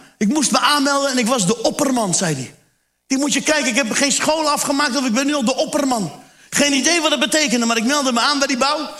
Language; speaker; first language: Dutch; early bilingual, other home language; Turkish